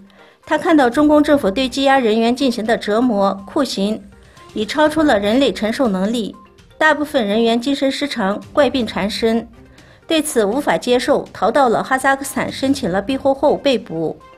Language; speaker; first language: Chinese; non-native, local second language; Uyghur